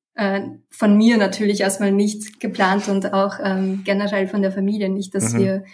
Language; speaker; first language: German; early bilingual, other home language; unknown